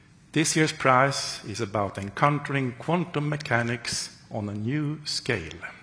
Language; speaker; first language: English; non-native, fluent; Swedish